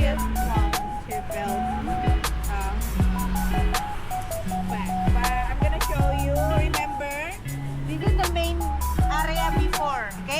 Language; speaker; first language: English; non-native, learner; Indonesian